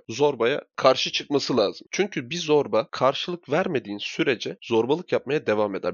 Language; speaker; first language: Turkish; native; Turkish